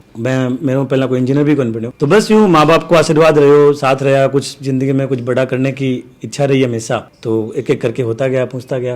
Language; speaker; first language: Hindi; native; Hindi